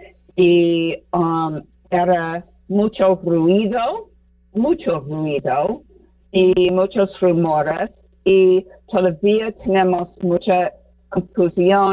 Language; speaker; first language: Spanish; non-native, fluent; English